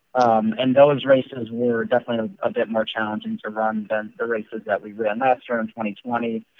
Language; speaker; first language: English; native; English